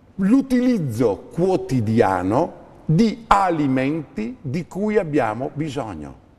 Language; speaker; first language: Italian; native; Italian